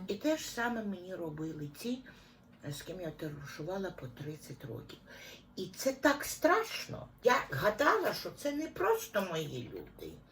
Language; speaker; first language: Ukrainian; non-native, local second language; Russian